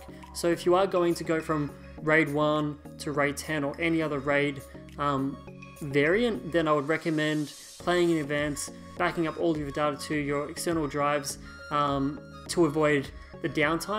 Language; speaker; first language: English; native; English